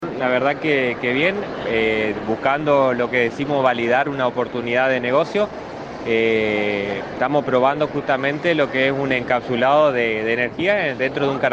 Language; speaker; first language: Spanish; native; Spanish